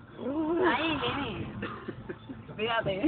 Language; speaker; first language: Spanish; native; Spanish